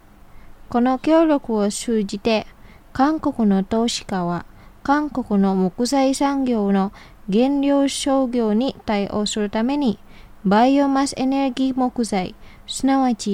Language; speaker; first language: Japanese; non-native, fluent; Indonesian